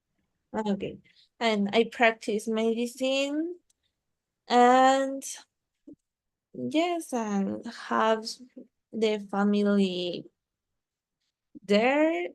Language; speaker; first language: English; non-native, learner; Spanish